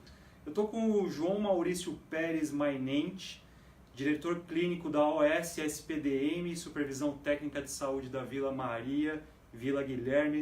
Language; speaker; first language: Portuguese; native; Portuguese